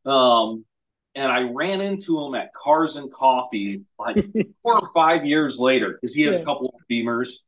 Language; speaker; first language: English; native; English